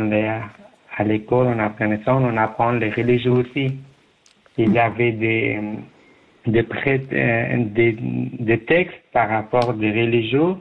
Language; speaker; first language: French; non-native, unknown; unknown